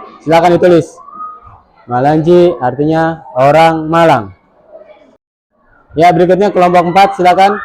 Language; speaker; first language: Indonesian; native; Indonesian